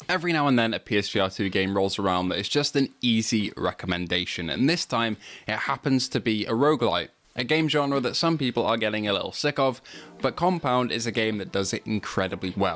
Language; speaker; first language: English; native; English